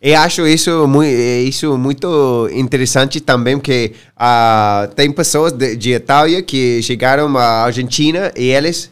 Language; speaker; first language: Portuguese; non-native, learner; English